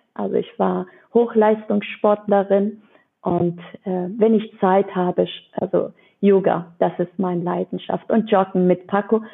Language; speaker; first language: German; non-native, fluent; Persian